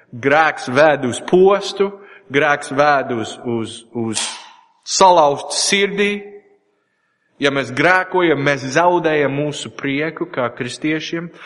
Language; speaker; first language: Latvian; non-native, learner; English